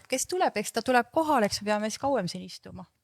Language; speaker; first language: Estonian; native; Estonian